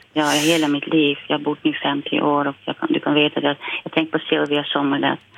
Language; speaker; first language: Swedish; non-native, fluent; Dutch